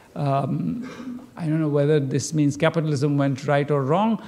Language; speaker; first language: English; non-native, local second language; Bangla